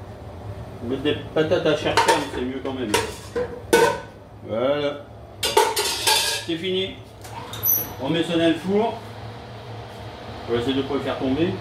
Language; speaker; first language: French; native; French